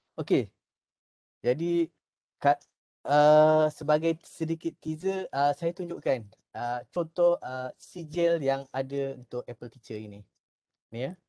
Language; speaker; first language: Malay; native; Malay